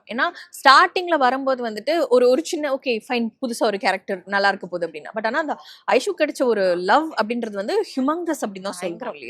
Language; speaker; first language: Tamil; native; Tamil